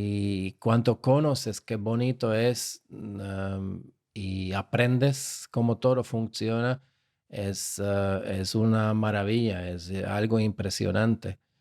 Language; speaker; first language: Spanish; non-native, fluent; Slovak